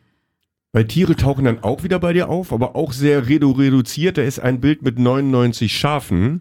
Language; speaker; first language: German; native; German